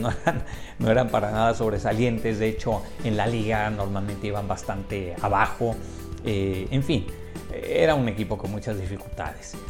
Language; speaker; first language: Spanish; native; Spanish